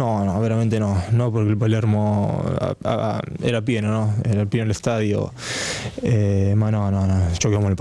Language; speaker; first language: Italian; non-native, fluent; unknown